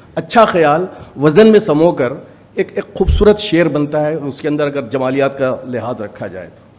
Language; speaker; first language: Urdu; native; Urdu